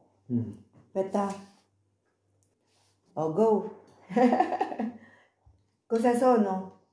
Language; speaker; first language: Italian; non-native, learner; Filipino